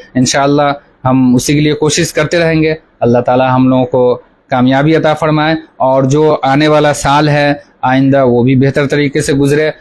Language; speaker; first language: Urdu; native; Urdu